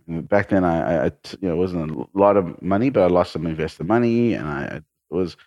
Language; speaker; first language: English; native; English